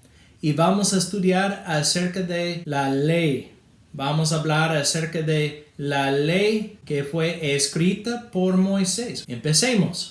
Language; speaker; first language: Spanish; non-native, fluent; English